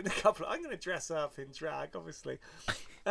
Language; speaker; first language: English; native; English